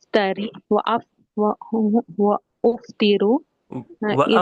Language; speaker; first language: Arabic; non-native, learner; Urdu